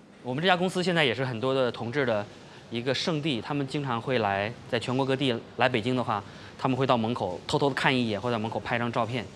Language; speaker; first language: Chinese; native; Chinese